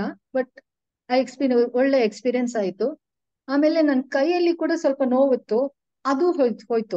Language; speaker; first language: Kannada; non-native, local second language; Tulu